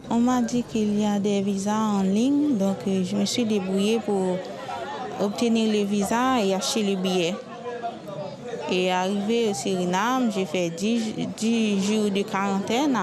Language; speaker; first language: French; non-native, local second language; Haitian Creole